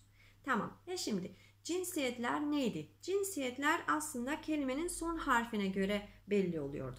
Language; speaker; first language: Turkish; non-native, fluent; Macedonian